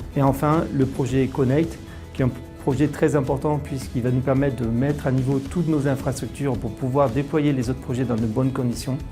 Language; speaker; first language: French; native; French